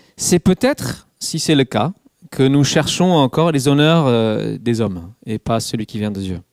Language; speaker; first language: French; non-native, fluent; English